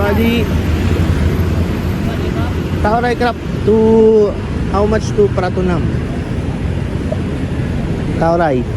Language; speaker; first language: English; non-native, local second language; Filipino